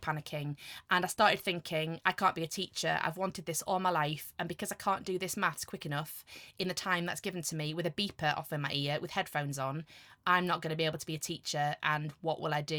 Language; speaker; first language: English; native; English